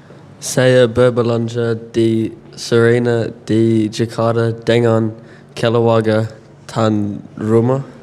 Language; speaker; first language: Indonesian; non-native, learner; English